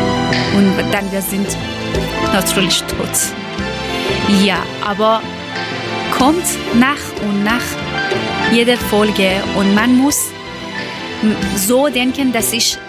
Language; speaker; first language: German; non-native, learner; Persian